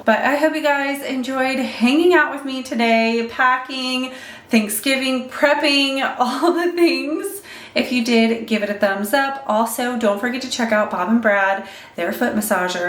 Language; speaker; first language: English; native; English